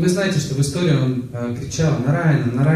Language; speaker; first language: Russian; native; Russian